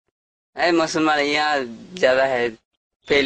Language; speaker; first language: Hindi; non-native, learner; Bangla